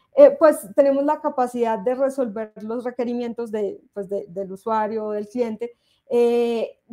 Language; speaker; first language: Spanish; native; Spanish